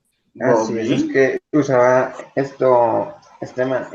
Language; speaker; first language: Spanish; native; Spanish